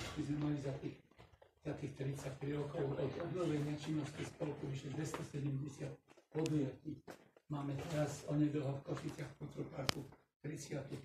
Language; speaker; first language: Slovak; non-native, local second language; Rusyn